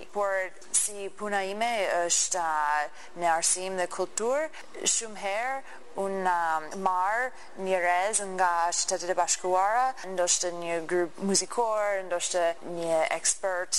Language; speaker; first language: Albanian; non-native, learner; English